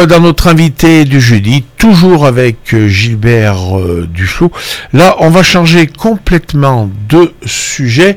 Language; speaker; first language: French; native; French